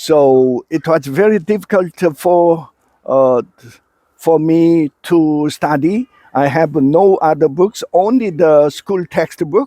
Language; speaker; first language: English; non-native, fluent; Korean